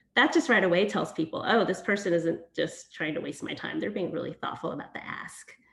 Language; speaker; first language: English; early bilingual, other home language; Vietnamese